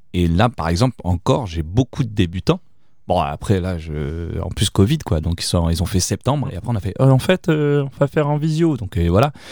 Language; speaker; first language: French; early bilingual, other home language; Italian